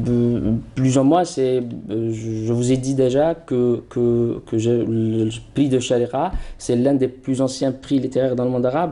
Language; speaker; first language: French; non-native, local second language; Arabic